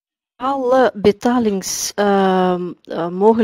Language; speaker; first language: Dutch; non-native, fluent; Russian